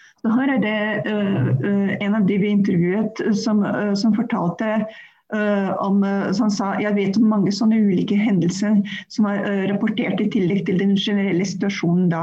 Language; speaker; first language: Norwegian; non-native, fluent; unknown